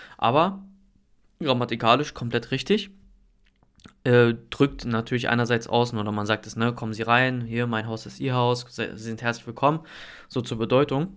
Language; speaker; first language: German; native; German